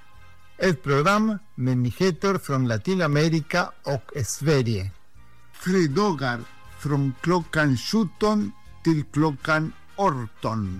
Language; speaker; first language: Swedish; non-native, fluent; Spanish